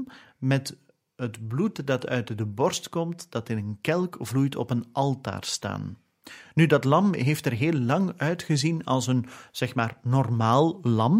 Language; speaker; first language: Dutch; native; Dutch